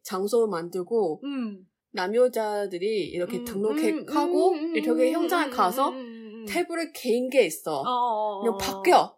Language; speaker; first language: Korean; non-native, learner; Chinese